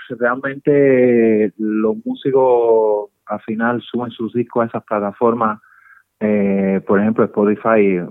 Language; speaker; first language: Spanish; native; Spanish